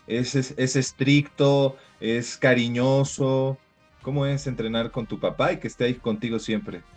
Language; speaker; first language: Spanish; native; Spanish